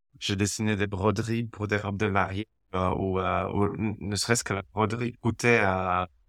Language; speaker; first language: French; non-native, fluent; Slovak